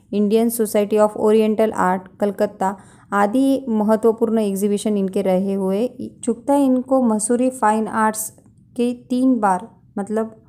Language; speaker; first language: Hindi; non-native, local second language; Marathi